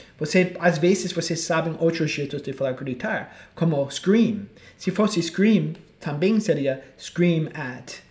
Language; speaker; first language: Portuguese; non-native, fluent; English